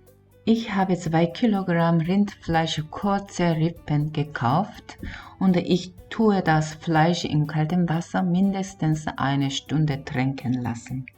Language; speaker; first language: German; non-native, learner; Korean